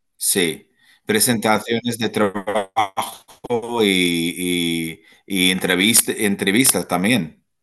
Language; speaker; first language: Spanish; non-native, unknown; English